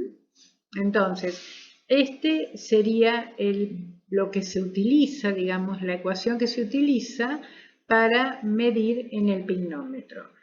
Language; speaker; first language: Spanish; native; Spanish